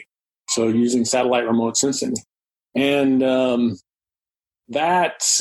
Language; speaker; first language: English; native; English